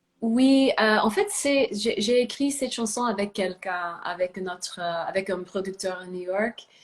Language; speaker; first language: French; non-native, fluent; English